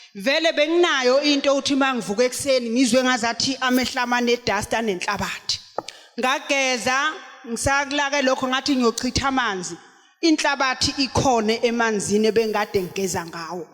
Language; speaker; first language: Zulu; native; Zulu